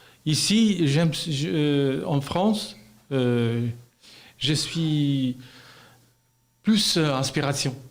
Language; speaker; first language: French; non-native, learner; Albanian